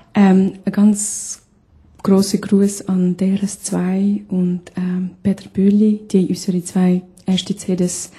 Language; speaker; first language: German; non-native, fluent; Albanian